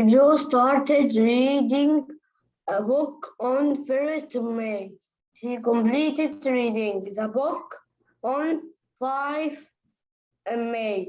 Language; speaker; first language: English; non-native, learner; Arabic